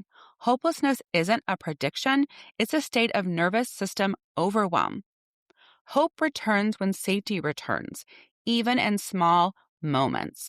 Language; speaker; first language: English; native; English